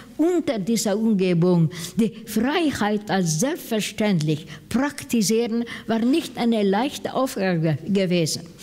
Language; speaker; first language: German; non-native, fluent; Hungarian